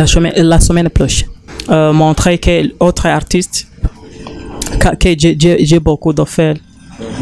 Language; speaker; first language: French; non-native, learner; Rundi